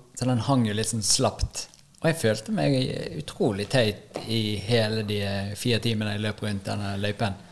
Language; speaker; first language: Norwegian; native; Norwegian